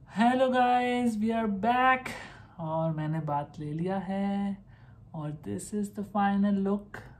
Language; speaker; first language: Urdu; native; Urdu